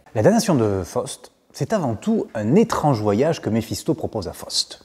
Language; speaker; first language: French; native; French